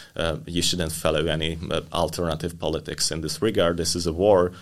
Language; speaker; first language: English; non-native, fluent; Hungarian